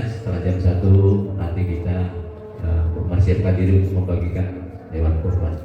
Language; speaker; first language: Indonesian; native; Indonesian